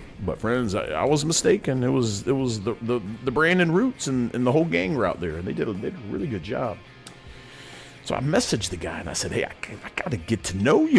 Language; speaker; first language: English; native; English